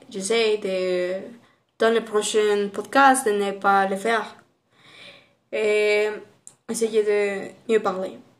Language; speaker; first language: French; non-native, learner; Spanish